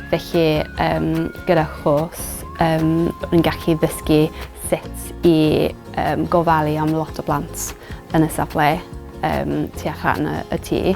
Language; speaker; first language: Welsh; non-native, learner; English